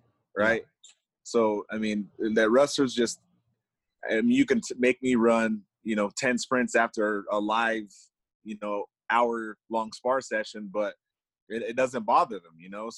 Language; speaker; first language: English; native; English